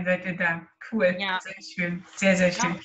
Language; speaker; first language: German; native; German